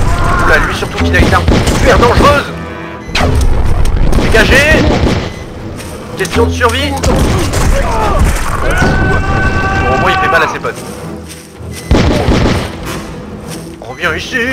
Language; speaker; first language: French; native; French